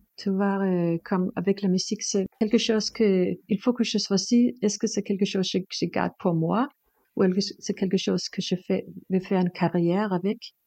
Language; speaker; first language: French; non-native, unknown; Danish